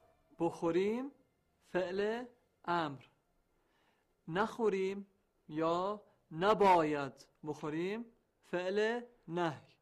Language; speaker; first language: Persian; non-native, learner; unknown